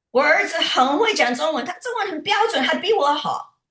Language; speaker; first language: Chinese; early bilingual, heritage; Chinese